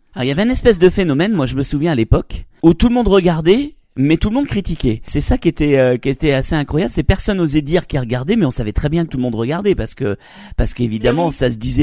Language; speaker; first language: French; native; French